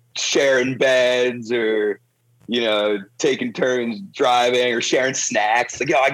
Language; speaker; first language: English; native; English